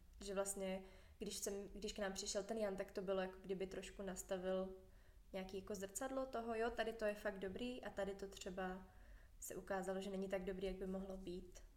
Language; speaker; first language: Czech; native; Czech